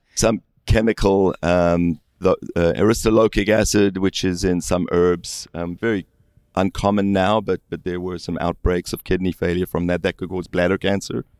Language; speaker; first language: English; native; English